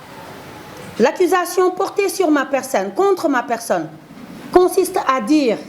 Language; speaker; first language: French; non-native, local second language; Wolof